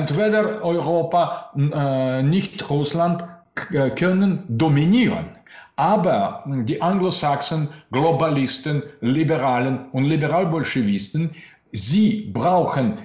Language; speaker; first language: German; non-native, learner; Russian